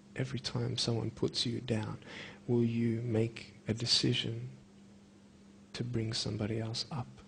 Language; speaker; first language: English; native; English